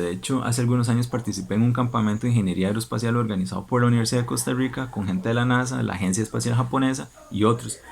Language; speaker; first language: Spanish; native; Spanish